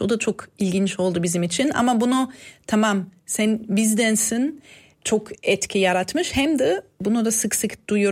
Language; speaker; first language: Turkish; non-native, fluent; German